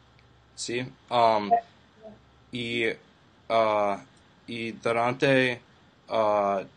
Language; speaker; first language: Spanish; non-native, learner; English